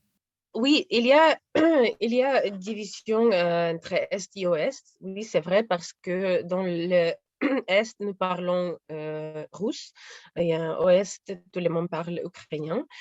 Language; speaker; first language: French; non-native, learner; Russian